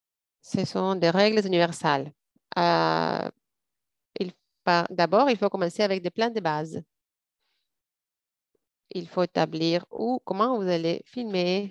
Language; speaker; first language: French; non-native, fluent; English